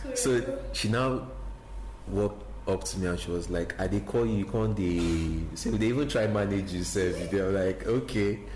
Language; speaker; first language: English; non-native, local second language; Igbo